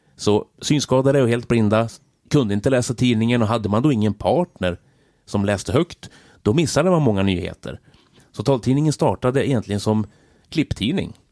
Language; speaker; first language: Swedish; native; Swedish